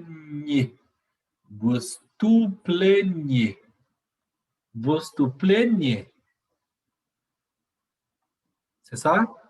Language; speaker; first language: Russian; non-native, learner; Portuguese